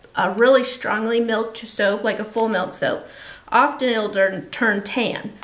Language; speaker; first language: English; native; English